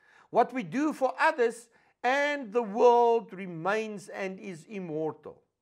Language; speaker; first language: English; non-native, local second language; Afrikaans